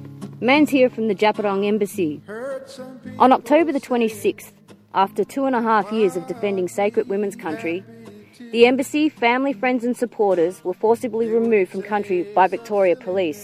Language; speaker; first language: English; native; English